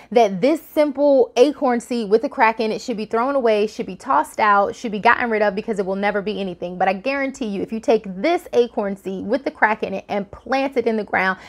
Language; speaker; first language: English; native; English